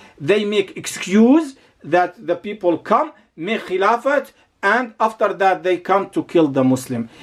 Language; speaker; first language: English; non-native, learner; Arabic